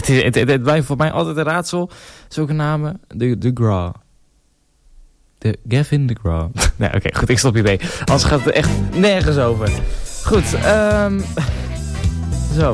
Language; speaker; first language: Dutch; native; Dutch